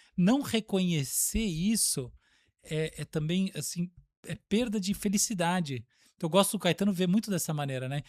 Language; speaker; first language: Portuguese; native; Portuguese